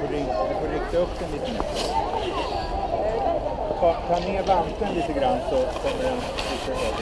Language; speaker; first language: Swedish; native; Swedish